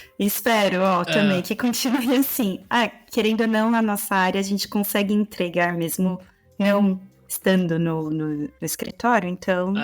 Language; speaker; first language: Portuguese; native; Portuguese